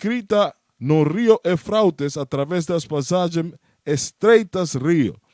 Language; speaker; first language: Portuguese; non-native, learner; Spanish